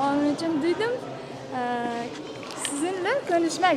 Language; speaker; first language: Turkish; non-native, learner; Uzbek